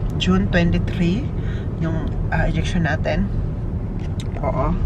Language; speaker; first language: English; non-native, local second language; Filipino